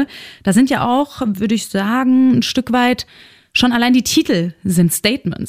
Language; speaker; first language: German; native; German